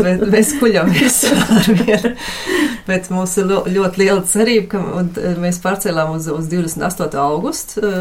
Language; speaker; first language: Latvian; early bilingual, other home language; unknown